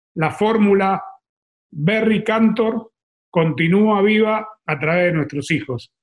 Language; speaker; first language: Spanish; native; Spanish